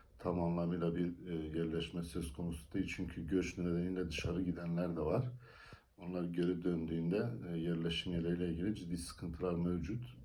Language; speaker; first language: Turkish; native; Turkish